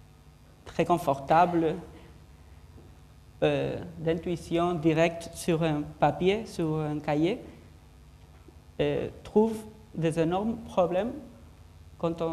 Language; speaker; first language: French; non-native, fluent; Spanish